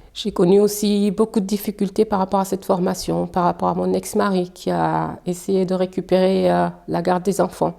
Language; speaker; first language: French; early bilingual, other home language; Fula